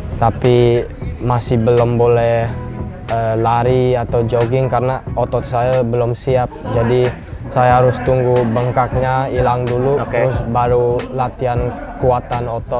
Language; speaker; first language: Indonesian; early bilingual, heritage; English